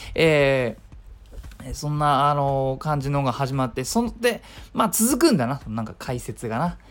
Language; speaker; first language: Japanese; native; Japanese